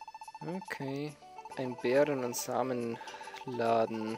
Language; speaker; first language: German; native; German